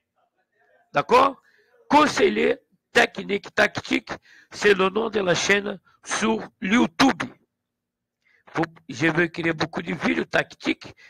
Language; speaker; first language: French; non-native, learner; Portuguese